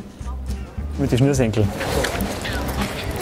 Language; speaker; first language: German; native; German